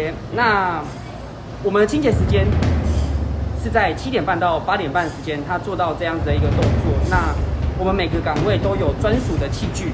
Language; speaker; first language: Chinese; native; Chinese